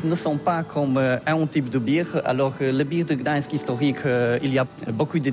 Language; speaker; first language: French; non-native, learner; Polish